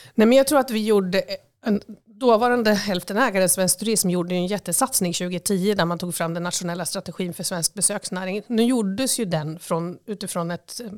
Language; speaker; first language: Swedish; native; Swedish